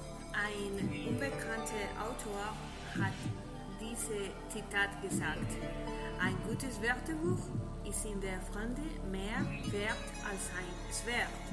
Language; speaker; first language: German; non-native, learner; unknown